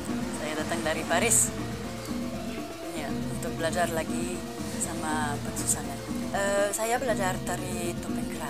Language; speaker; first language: Indonesian; non-native, learner; French